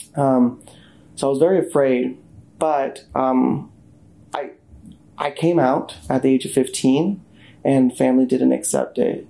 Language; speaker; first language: English; native; English